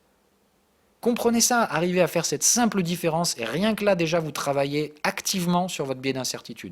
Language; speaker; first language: French; native; French